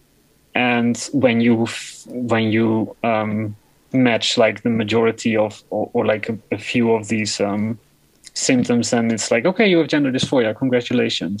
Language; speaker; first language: English; non-native, fluent; Dutch